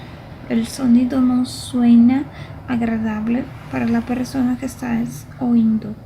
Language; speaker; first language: Spanish; non-native, fluent; Portuguese